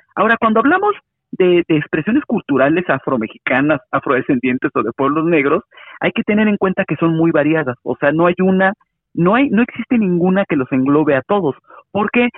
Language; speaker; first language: Spanish; native; Spanish